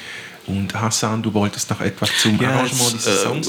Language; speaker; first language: German; native; German